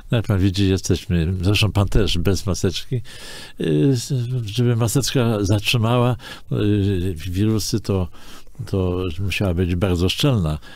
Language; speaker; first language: Polish; native; Polish